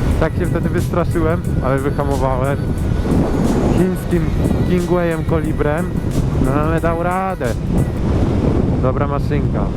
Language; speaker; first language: Polish; native; Polish